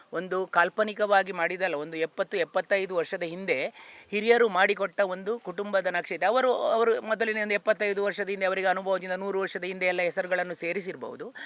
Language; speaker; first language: Kannada; native; Kannada